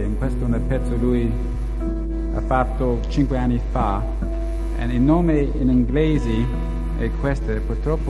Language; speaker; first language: Italian; non-native, learner; English